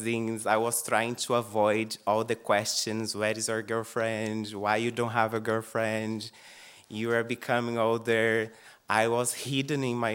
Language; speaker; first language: English; non-native, fluent; Portuguese